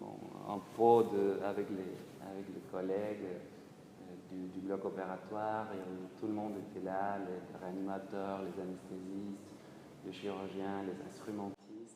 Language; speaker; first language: French; non-native, fluent; Spanish